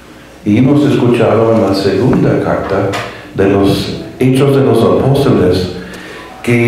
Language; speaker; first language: Spanish; non-native, fluent; English